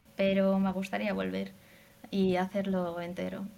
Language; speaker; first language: Spanish; non-native, fluent; Hungarian